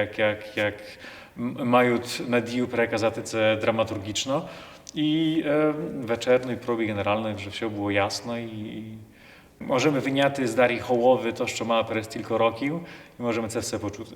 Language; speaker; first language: Polish; non-native, local second language; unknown